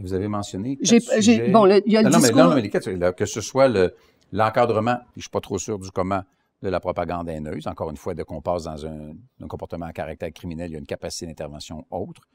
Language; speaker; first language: French; native; French